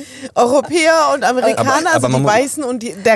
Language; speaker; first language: German; early bilingual, other home language; Arabic